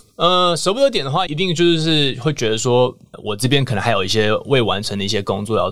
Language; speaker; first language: Chinese; native; Chinese